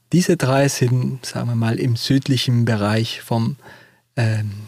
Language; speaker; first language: German; non-native, fluent; Spanish